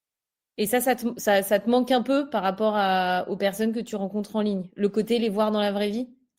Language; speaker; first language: French; native; French